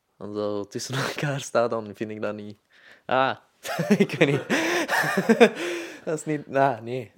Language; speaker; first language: Dutch; native; Dutch